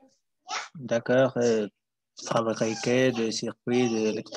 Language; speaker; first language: French; non-native, learner; Spanish